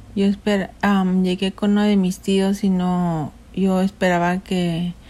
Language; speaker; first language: Spanish; native; Spanish